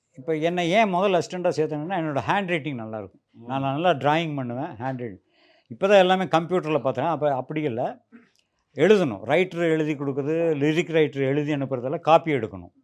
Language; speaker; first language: Tamil; native; Tamil